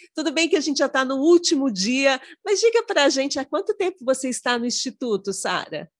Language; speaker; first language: Portuguese; native; Portuguese